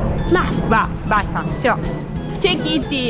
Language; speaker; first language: Italian; non-native, learner; Russian